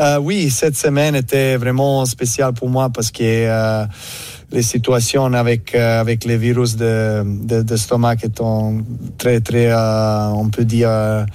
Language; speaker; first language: French; non-native, learner; Serbian